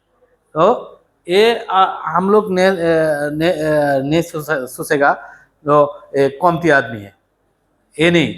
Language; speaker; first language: Hindi; non-native, learner; Bangla